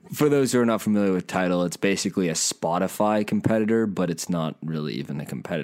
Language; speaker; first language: English; native; English